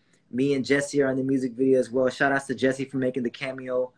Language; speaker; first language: English; early bilingual, other home language; Korean